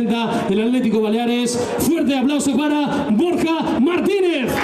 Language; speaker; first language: Spanish; native; Spanish